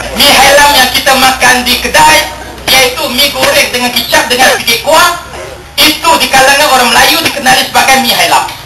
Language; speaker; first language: Malay; non-native, local second language; Chinese